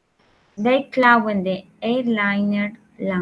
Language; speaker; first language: English; non-native, learner; Spanish